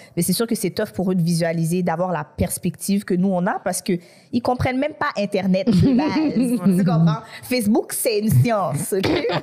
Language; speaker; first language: French; native; French